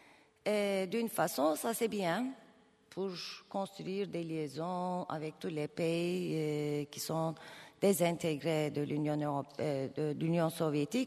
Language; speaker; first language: French; non-native, fluent; Turkish